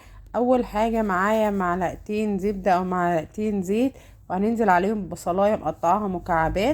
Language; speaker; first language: Arabic; native; Arabic